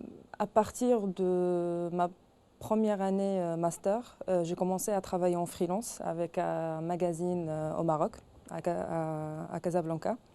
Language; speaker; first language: French; non-native, local second language; Arabic